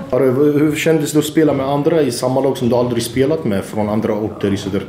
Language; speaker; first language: Swedish; non-native, local second language; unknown